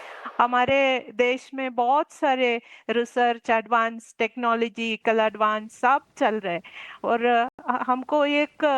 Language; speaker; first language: Hindi; non-native, local second language; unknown